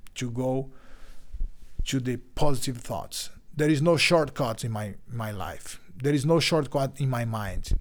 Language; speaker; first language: English; non-native, learner; Portuguese